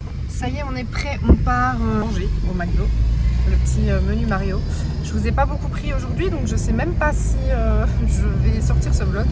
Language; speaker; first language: French; native; French